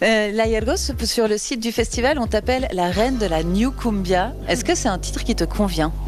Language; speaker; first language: French; native; French